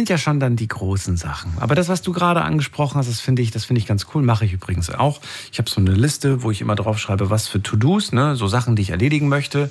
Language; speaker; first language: German; native; German